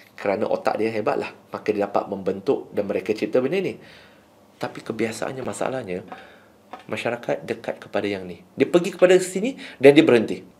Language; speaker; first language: Malay; non-native, local second language; Chinese